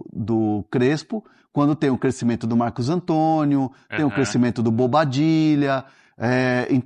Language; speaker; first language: Portuguese; native; Portuguese